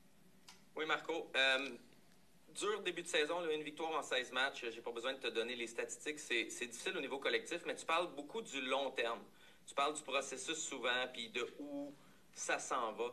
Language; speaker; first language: French; native; French